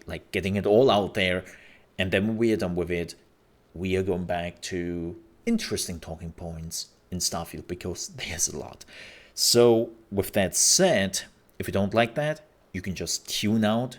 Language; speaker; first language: English; non-native, fluent; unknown